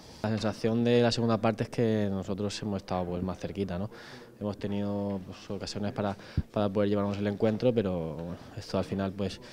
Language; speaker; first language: Spanish; native; Spanish